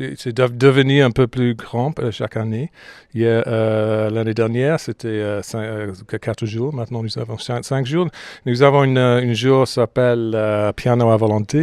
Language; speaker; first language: French; non-native, fluent; English